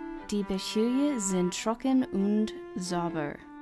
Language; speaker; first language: German; non-native, learner; English